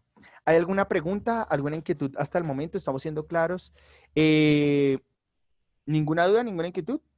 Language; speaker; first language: Spanish; native; Spanish